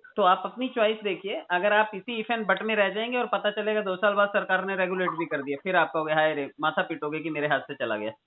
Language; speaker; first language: Hindi; native; Hindi